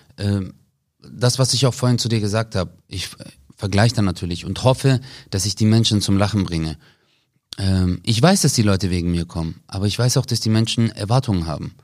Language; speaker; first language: German; early bilingual, other home language; Turkish